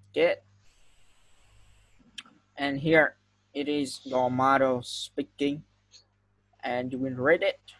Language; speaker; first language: English; non-native, fluent; Vietnamese